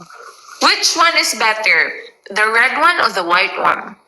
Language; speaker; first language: English; non-native, local second language; Filipino